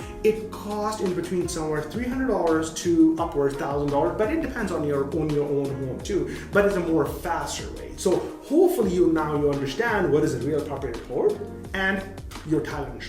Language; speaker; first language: English; non-native, fluent; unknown